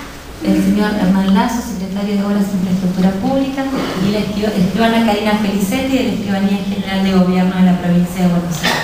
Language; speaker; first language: Spanish; native; Spanish